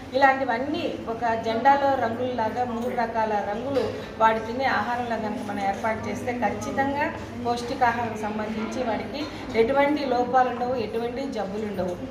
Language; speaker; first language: Telugu; native; Telugu